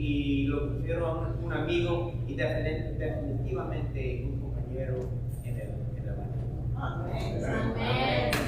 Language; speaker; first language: Spanish; non-native, fluent; English